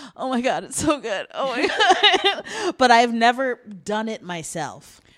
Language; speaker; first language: English; native; English